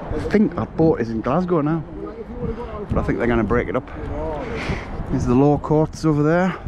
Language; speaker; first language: English; native; English